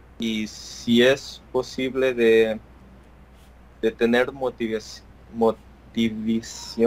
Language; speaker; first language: Spanish; early bilingual, heritage; Spanish